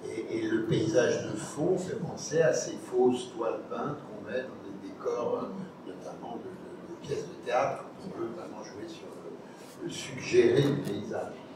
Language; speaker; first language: French; native; French